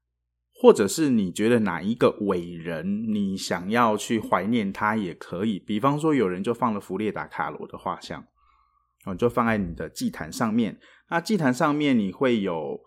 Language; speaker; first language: Chinese; native; Chinese